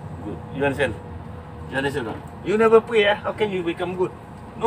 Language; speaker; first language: English; non-native, local second language; Malay